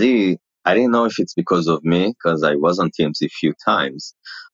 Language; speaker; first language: English; non-native, fluent; Hebrew